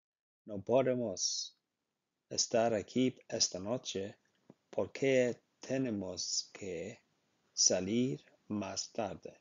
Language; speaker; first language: Spanish; non-native, learner; Icelandic